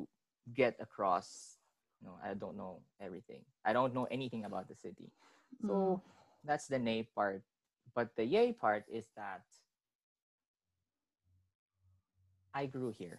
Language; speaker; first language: English; non-native, local second language; Filipino